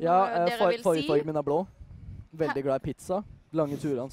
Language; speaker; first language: Norwegian; native; Norwegian